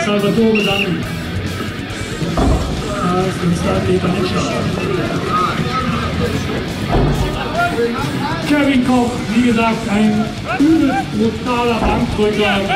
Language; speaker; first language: German; native; German